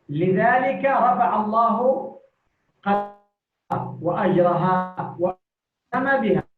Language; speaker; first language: Arabic; native; Arabic